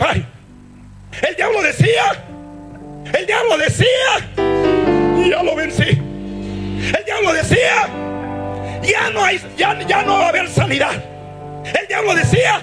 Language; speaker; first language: Spanish; early bilingual, heritage; Spanish